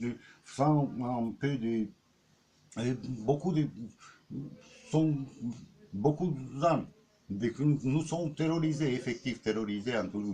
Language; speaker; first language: French; non-native, learner; Romanian